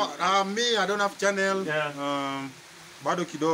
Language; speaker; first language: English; non-native, learner; Swahili